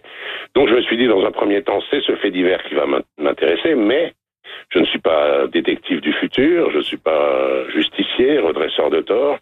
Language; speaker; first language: French; native; French